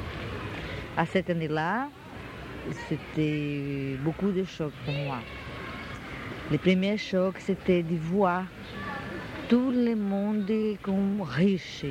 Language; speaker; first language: French; non-native, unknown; Portuguese